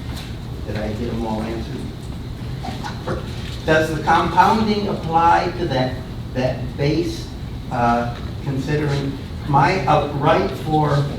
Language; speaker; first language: English; native; English